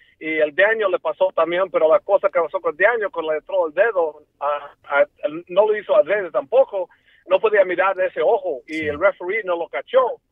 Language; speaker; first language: Spanish; early bilingual, heritage; Spanish